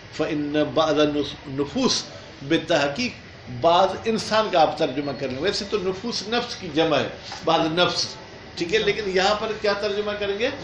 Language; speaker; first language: Urdu; non-native, local second language; Sindhi